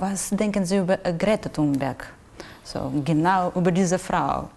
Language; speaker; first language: German; non-native, learner; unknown